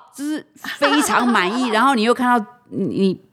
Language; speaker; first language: Chinese; native; Chinese